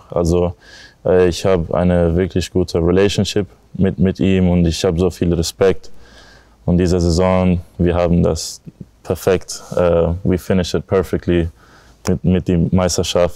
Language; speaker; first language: German; non-native, learner; English